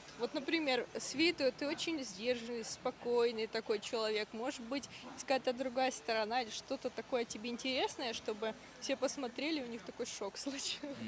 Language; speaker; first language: Russian; native; Russian